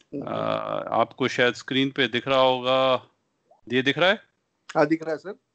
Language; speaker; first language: Hindi; native; Hindi